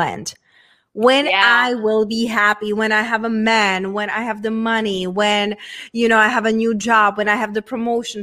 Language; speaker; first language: English; non-native, fluent; Czech